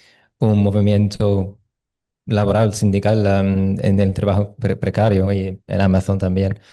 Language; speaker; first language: Spanish; non-native, fluent; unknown